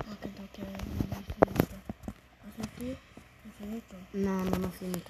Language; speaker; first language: Italian; early bilingual, other home language; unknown